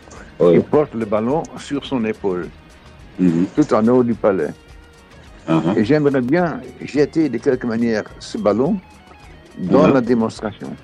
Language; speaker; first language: French; non-native, fluent; Dutch